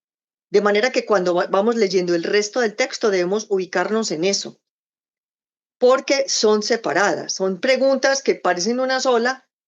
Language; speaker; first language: Spanish; native; Spanish